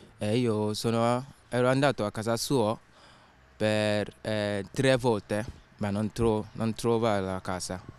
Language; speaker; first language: Italian; non-native, learner; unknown